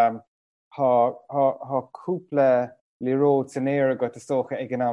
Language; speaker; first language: Irish; non-native, local second language; English